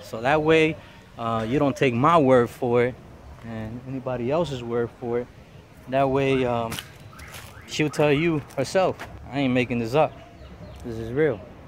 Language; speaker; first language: English; early bilingual, other home language; Spanish